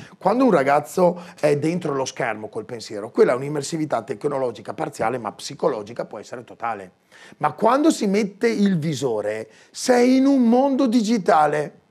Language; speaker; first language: Italian; native; Italian